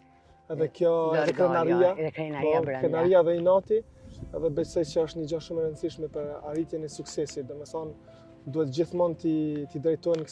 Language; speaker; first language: Albanian; early bilingual, heritage; Albanian